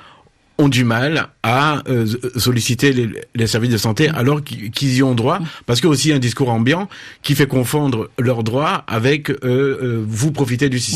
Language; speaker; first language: French; native; French